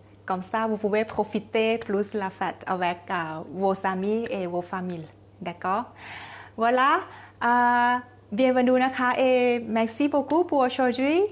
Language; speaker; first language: French; non-native, learner; Thai